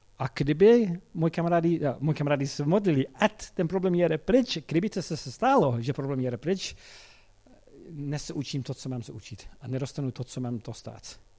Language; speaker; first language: Czech; non-native, fluent; English